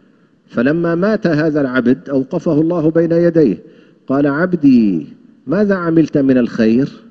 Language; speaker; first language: Arabic; native; Arabic